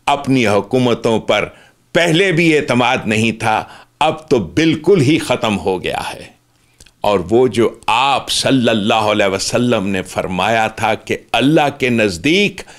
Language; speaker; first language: Urdu; native; Urdu